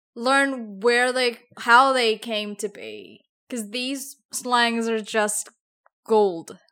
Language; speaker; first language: English; non-native, fluent; Javanese